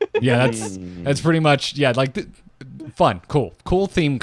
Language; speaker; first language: English; native; English